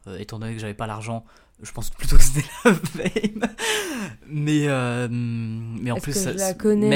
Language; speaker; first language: French; native; French